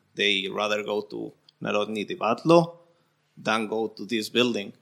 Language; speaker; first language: English; non-native, fluent; Spanish